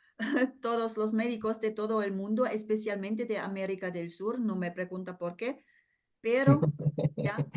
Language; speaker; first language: Spanish; non-native, fluent; German